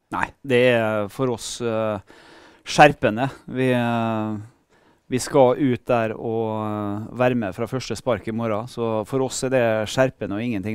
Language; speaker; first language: Norwegian; native; Norwegian